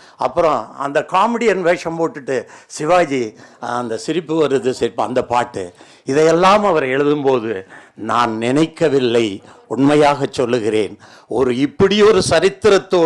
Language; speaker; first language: Tamil; native; Tamil